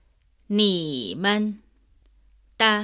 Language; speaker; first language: Chinese; non-native, learner; Vietnamese